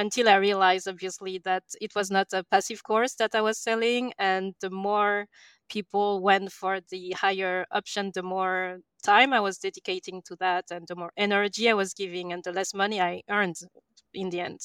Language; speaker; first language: English; non-native, fluent; French